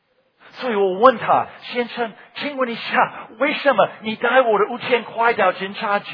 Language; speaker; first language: Chinese; non-native, fluent; English